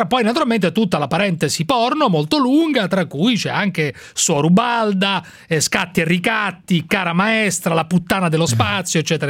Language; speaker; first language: Italian; native; Italian